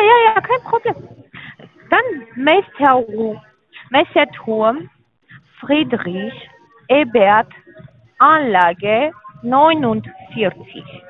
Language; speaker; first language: German; non-native, learner; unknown